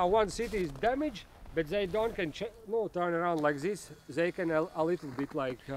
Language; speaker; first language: English; non-native, learner; Latvian